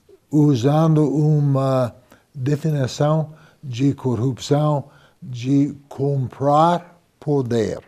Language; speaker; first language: Portuguese; non-native, fluent; English